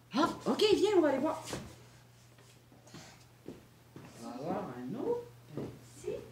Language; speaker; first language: French; native; French